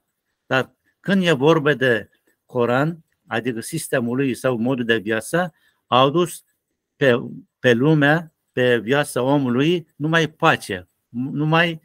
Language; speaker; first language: Romanian; non-native, learner; Turkish